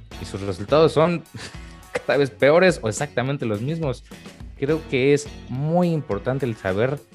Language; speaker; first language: Spanish; native; Spanish